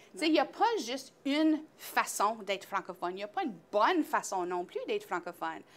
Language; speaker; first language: French; native; French